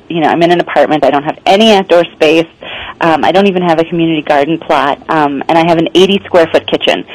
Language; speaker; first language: English; native; English